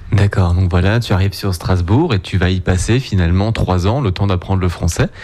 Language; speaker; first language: French; native; French